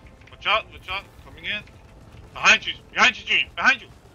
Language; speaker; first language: English; non-native, fluent; Dutch